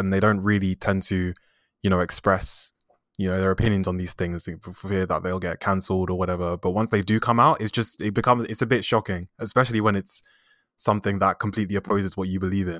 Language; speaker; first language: English; native; English